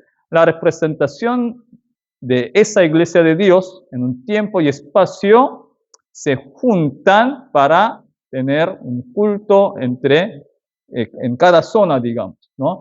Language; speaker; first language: Spanish; non-native, fluent; Korean